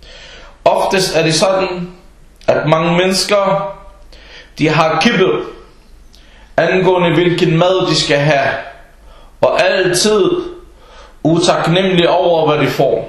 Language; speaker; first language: Danish; non-native, fluent; Arabic